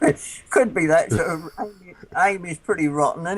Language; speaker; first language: English; native; English